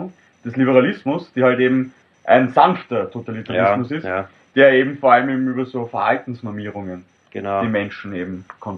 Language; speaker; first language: German; native; German